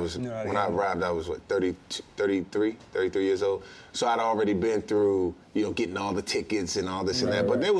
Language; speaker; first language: English; native; English